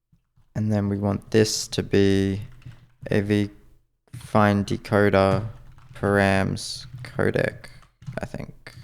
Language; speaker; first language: English; native; English